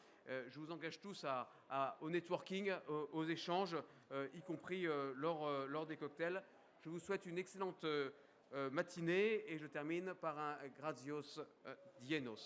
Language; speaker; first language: French; native; French